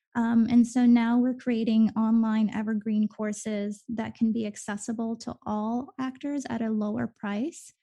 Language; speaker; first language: English; early bilingual, other home language; Spanish